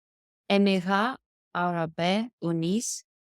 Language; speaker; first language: French; non-native, learner; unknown